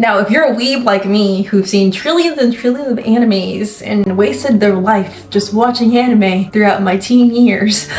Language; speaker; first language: English; native; English